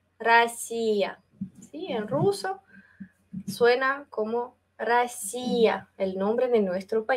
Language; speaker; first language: Spanish; non-native, fluent; Russian